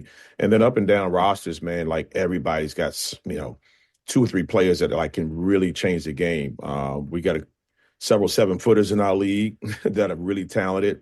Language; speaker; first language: English; native; English